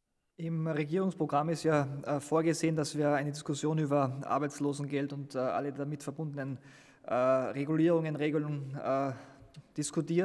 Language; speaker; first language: German; native; German